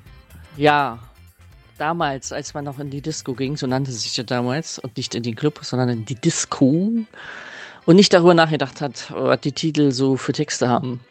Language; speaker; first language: German; native; German